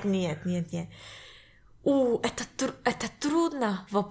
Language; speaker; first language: Russian; non-native, learner; English